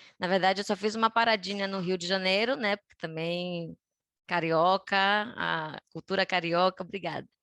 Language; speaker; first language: Portuguese; native; Portuguese